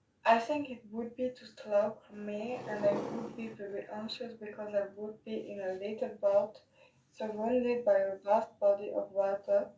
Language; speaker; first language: English; non-native, learner; French